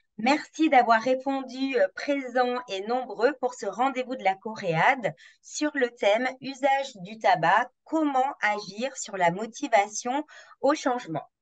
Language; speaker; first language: French; native; French